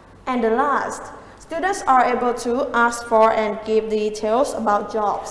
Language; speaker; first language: English; non-native, fluent; Thai